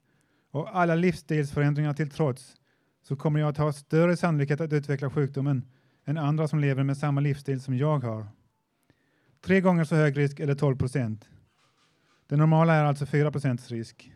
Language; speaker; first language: Swedish; native; Swedish